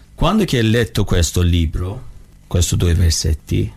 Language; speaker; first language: Italian; non-native, learner; Persian